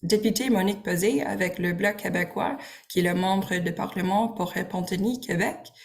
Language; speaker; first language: French; non-native, learner; English